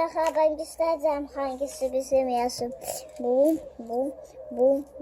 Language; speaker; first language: Turkish; non-native, learner; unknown